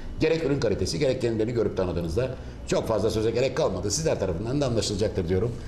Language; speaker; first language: Turkish; native; Turkish